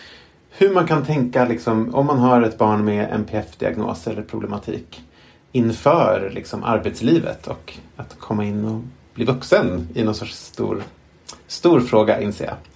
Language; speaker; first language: Swedish; native; Swedish